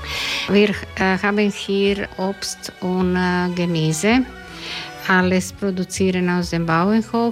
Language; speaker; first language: German; non-native, learner; Croatian